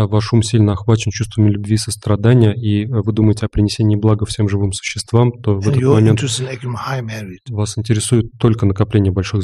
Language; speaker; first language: Russian; native; Russian